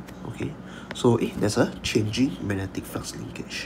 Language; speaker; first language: English; non-native, local second language; Chinese